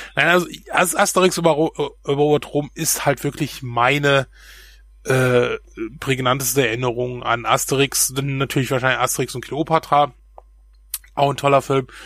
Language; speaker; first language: German; native; German